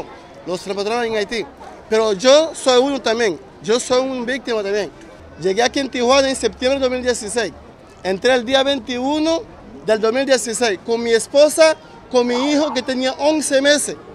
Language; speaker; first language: Spanish; non-native, fluent; Haitian Creole